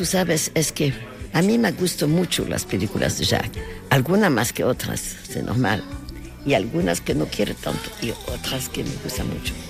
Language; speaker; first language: Spanish; non-native, learner; French